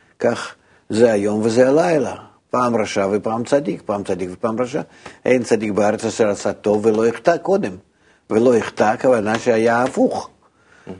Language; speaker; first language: Hebrew; non-native, fluent; Russian